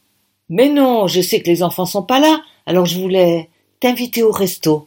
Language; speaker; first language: French; native; French